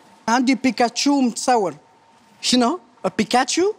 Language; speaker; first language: Arabic; non-native, fluent; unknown